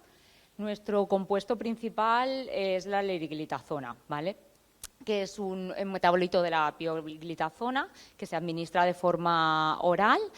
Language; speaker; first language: Spanish; native; Spanish